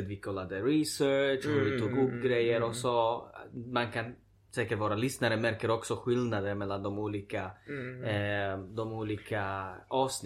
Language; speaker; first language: Swedish; early bilingual, other home language; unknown